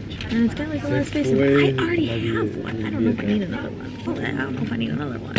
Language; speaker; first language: English; native; English